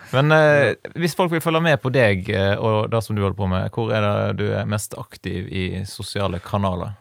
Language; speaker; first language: Norwegian; native; Norwegian